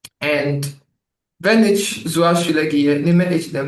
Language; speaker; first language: German; non-native, fluent; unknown